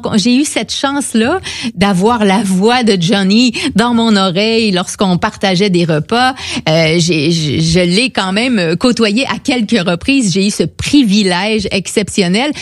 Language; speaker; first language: French; native; French